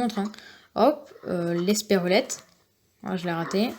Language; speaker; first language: French; native; French